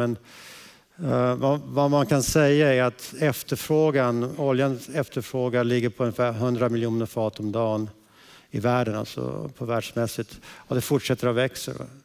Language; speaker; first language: Swedish; early bilingual, heritage; Swedish